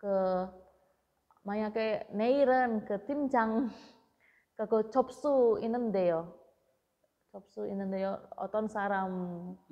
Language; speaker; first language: Korean; non-native, learner; Indonesian